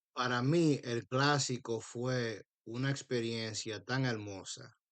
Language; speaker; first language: Spanish; early bilingual, heritage; Spanish